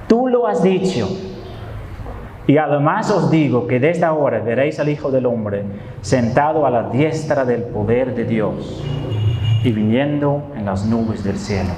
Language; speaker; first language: Spanish; non-native, fluent; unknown